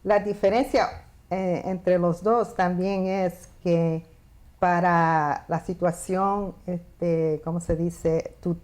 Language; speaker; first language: Spanish; early bilingual, heritage; Spanish